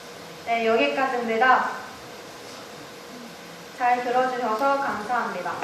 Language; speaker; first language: Korean; non-native, learner; Japanese